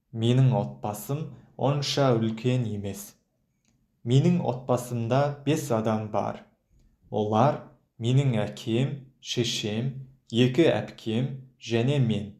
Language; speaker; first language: Kazakh; non-native, fluent; Mongolian